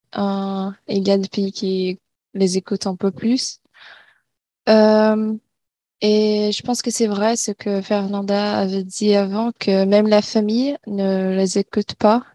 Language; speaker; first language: French; non-native, learner; Portuguese